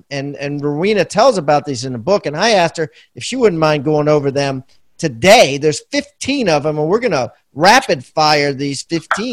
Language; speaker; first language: English; native; English